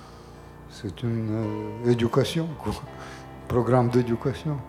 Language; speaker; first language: French; non-native, fluent; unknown